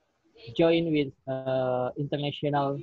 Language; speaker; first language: English; non-native, learner; Indonesian